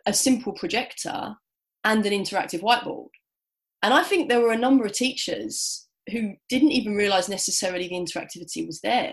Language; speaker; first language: English; native; English